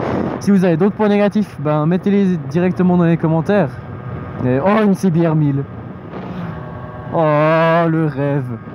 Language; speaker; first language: French; native; French